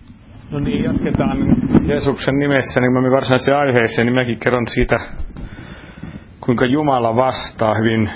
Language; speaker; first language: Finnish; native; Finnish